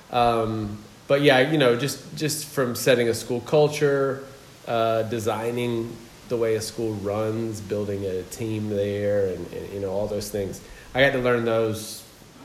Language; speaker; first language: English; native; English